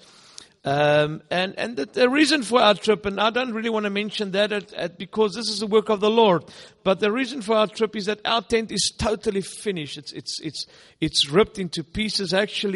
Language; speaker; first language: English; non-native, local second language; Afrikaans